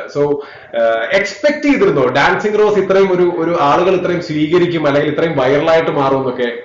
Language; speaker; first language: Malayalam; native; Malayalam